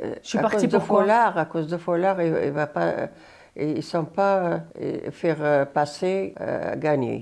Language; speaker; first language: French; non-native, learner; Arabic